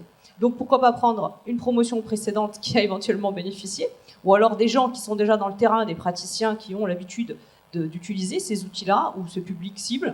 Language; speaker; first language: French; native; French